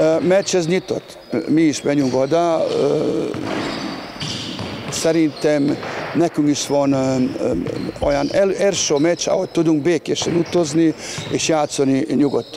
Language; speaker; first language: Hungarian; non-native, learner; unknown